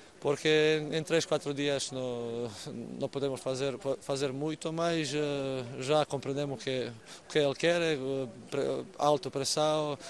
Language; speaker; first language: Portuguese; non-native, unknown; Serbian